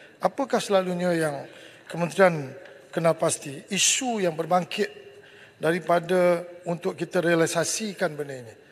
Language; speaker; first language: Malay; native; Malay